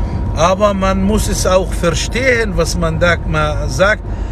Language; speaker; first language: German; non-native, fluent; Arabic